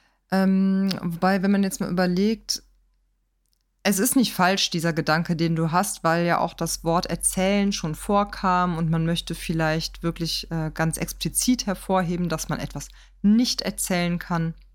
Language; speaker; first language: German; native; German